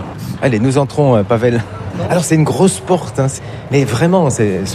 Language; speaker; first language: French; native; French